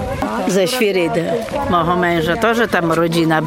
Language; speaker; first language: Polish; non-native, local second language; Ukrainian